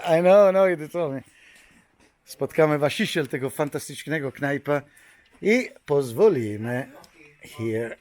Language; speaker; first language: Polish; non-native, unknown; Italian